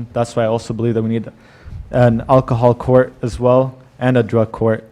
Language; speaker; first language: English; non-native, fluent; Arabic